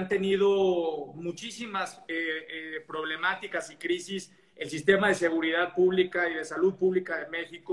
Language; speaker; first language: Spanish; native; Spanish